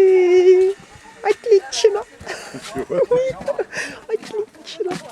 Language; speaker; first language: Russian; non-native, learner; Estonian